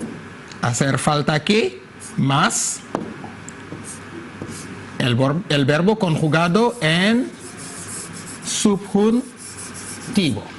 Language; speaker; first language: Spanish; non-native, fluent; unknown